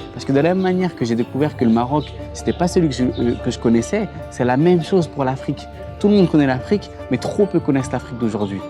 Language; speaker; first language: French; native; French